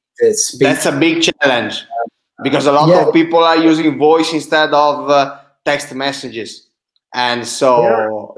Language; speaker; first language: English; non-native, fluent; Italian